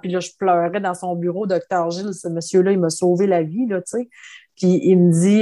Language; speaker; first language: French; native; French